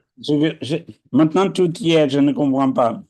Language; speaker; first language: French; non-native, fluent; Portuguese